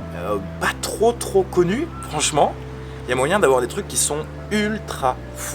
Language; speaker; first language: French; native; French